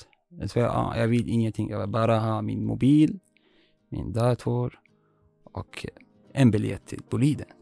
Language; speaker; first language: Swedish; non-native, learner; Arabic